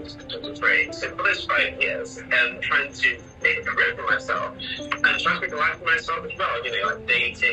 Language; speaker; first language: English; native; English